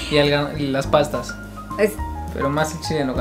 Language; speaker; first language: Spanish; native; Spanish